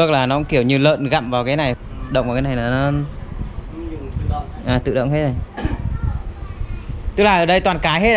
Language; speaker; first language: Vietnamese; native; Vietnamese